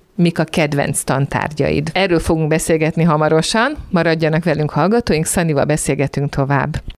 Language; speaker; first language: Hungarian; native; Hungarian